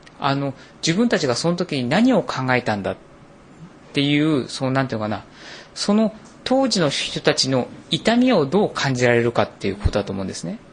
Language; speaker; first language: Japanese; native; Japanese